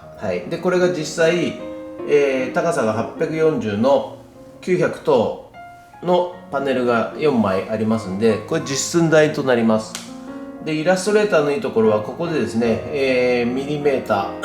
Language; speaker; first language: Japanese; native; Japanese